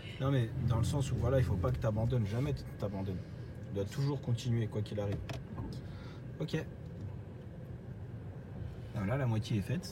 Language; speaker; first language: French; native; French